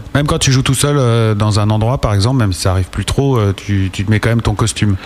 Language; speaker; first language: French; native; French